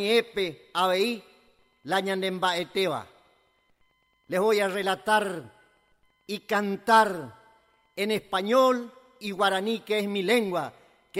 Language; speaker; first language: Spanish; non-native, local second language; Guarani